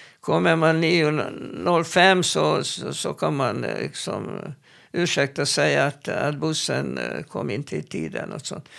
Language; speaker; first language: Swedish; non-native, fluent; Hebrew